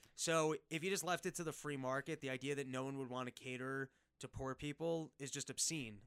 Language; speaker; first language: English; native; English